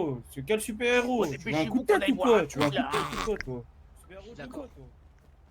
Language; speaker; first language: French; native; French